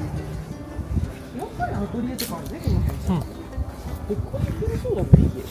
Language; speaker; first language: Japanese; native; Japanese